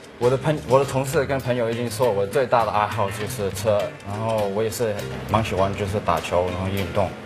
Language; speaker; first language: Chinese; early bilingual, heritage; Chinese